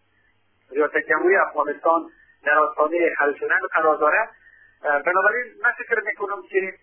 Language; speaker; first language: Persian; native; Persian